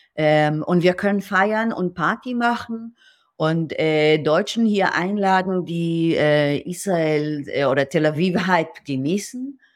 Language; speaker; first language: German; non-native, fluent; Hebrew